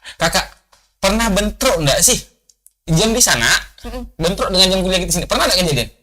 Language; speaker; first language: Indonesian; native; Indonesian